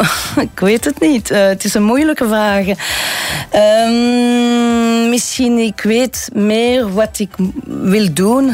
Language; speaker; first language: Dutch; non-native, local second language; French